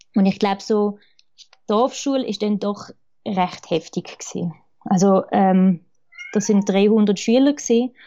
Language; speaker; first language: German; early bilingual, other home language; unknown